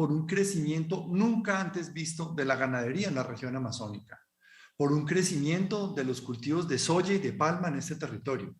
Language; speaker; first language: Spanish; native; Spanish